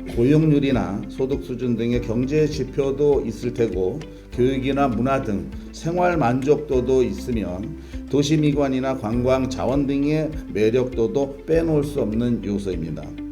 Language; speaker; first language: Korean; native; Korean